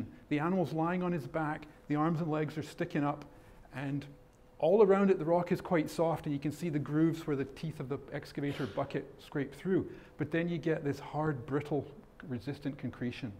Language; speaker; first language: English; native; English